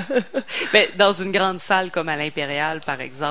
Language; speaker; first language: French; native; French